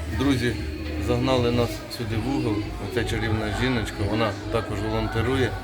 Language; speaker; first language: Ukrainian; native; Ukrainian